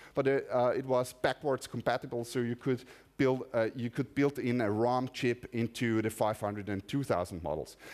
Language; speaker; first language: English; non-native, fluent; German